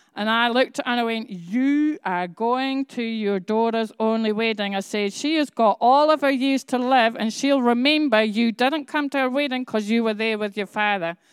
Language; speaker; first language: English; native; English